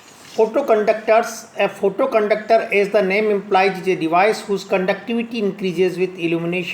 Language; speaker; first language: Hindi; native; Hindi